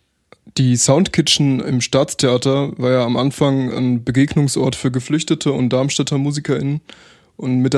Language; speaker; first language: German; native; German